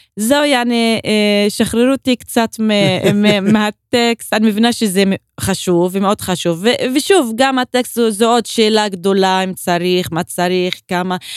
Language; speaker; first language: Hebrew; non-native, local second language; Arabic